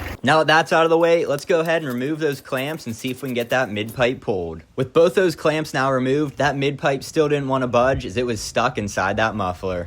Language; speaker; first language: English; native; English